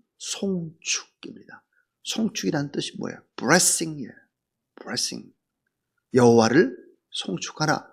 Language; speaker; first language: Korean; native; Korean